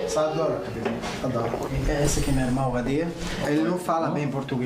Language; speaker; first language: Portuguese; early bilingual, other home language; Arabic